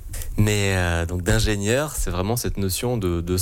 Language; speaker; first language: French; native; French